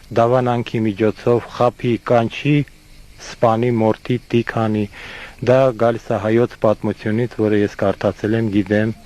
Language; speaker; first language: Armenian; non-native, fluent; Estonian